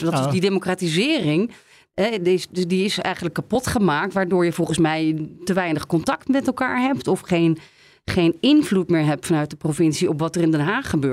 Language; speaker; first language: Dutch; native; Dutch